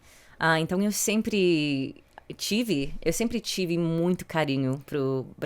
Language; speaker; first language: Portuguese; early bilingual, heritage; English